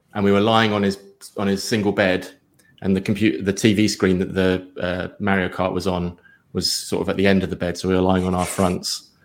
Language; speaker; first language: English; native; English